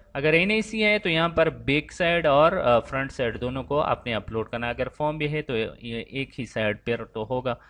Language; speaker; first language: Urdu; native; Urdu